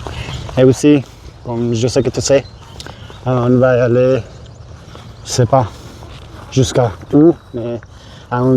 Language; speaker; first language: French; non-native, learner; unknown